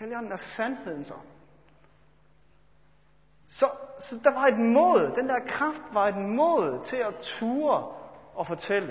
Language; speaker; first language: Danish; native; Danish